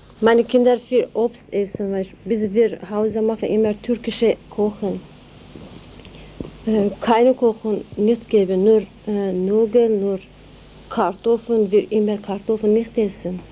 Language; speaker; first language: German; non-native, learner; Turkish